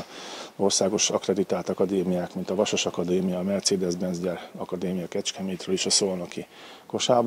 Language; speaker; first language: Hungarian; native; Hungarian